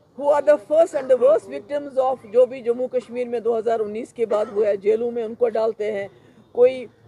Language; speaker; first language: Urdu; non-native, local second language; Kashmiri